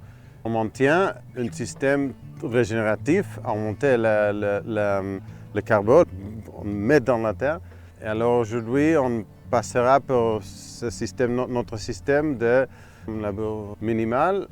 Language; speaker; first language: French; non-native, fluent; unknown